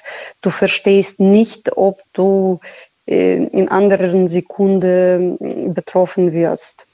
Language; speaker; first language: German; non-native, fluent; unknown